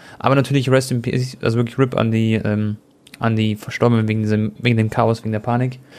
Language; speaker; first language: German; early bilingual, other home language; Croatian